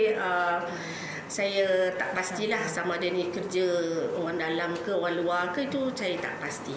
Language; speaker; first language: Malay; native; Malay